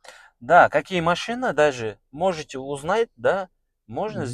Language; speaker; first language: Russian; non-native, learner; Kyrgyz